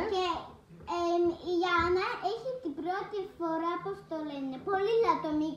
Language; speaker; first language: Greek; early bilingual, heritage; Greek